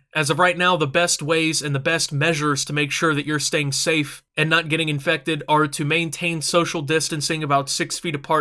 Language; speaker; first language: English; native; English